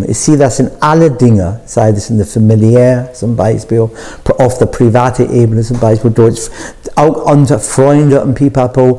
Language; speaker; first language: German; non-native, fluent; English